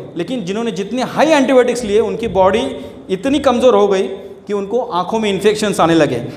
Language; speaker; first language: Hindi; non-native, local second language; Marathi